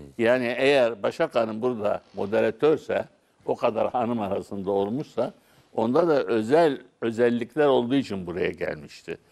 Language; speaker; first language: Turkish; non-native, local second language; Arabic